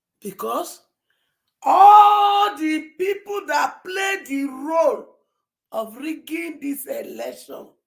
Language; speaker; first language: Nigerian Pidgin; non-native, local second language; Yoruba